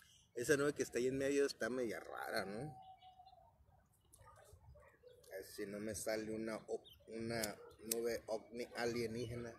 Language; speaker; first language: Spanish; native; Spanish